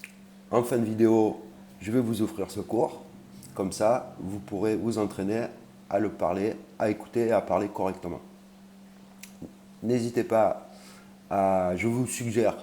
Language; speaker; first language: French; native; French